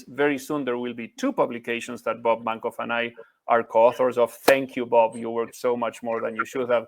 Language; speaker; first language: English; non-native, fluent; Spanish